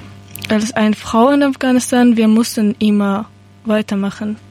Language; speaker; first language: German; non-native, learner; Persian